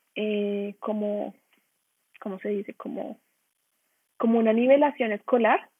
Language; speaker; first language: Spanish; native; Spanish